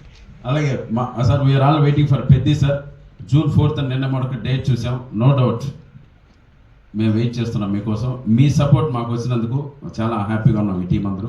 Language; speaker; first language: Telugu; native; Telugu